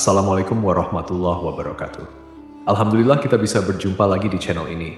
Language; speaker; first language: Indonesian; native; Indonesian